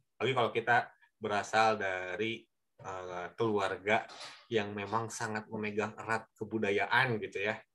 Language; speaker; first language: Indonesian; native; Indonesian